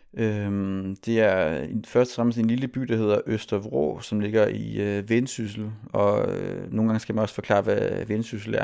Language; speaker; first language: Danish; native; Danish